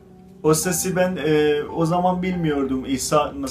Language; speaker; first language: Turkish; non-native, fluent; Azerbaijani